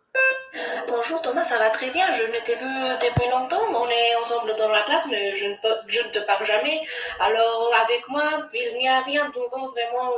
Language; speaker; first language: French; non-native, learner; English